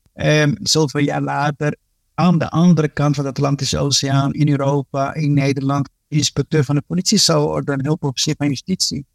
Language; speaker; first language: Dutch; early bilingual, other home language; Spanish